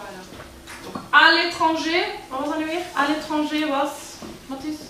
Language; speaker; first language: French; non-native, local second language; Dutch